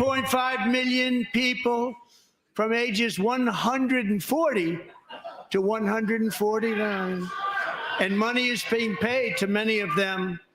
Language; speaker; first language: English; native; English